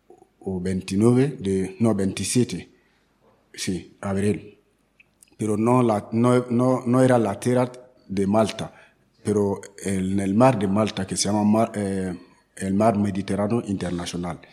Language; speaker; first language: Spanish; non-native, learner; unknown